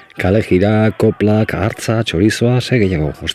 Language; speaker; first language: Basque; native; Basque